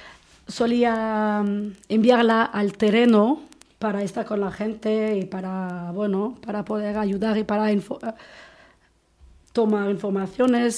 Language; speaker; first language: Spanish; non-native, fluent; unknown